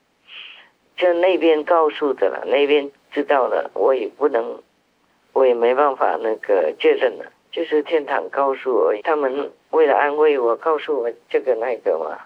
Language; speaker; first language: Chinese; non-native, fluent; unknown